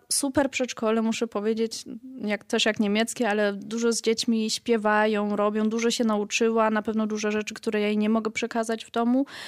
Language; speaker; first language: Polish; early bilingual, heritage; Polish